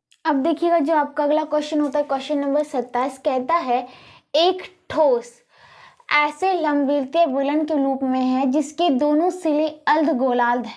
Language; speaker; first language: Hindi; native; Hindi